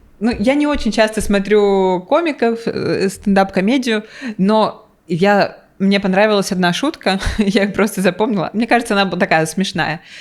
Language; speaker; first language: Russian; native; Russian